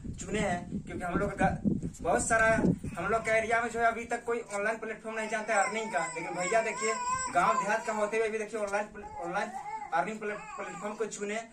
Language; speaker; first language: Hindi; native; Hindi